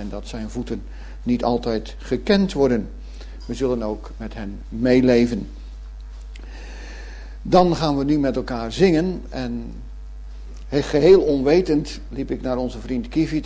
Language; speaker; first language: Dutch; native; Dutch